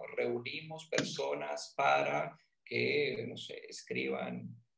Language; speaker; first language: Spanish; native; Spanish